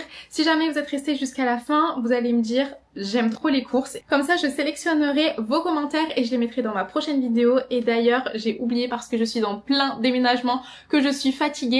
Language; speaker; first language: French; native; French